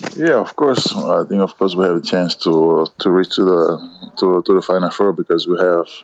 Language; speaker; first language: English; non-native, learner; Kabuverdianu